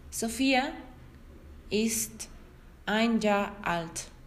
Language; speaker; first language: German; non-native, learner; Spanish